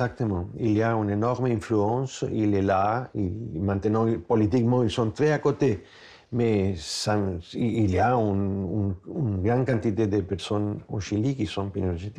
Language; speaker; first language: French; non-native, fluent; Spanish